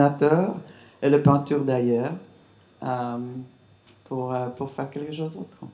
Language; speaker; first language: French; non-native, fluent; English